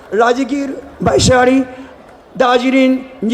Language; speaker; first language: Hindi; non-native, learner; Japanese